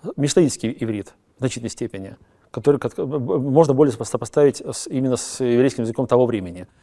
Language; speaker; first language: Russian; native; Russian